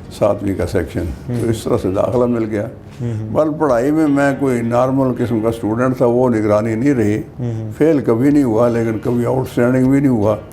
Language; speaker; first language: Urdu; non-native, local second language; Punjabi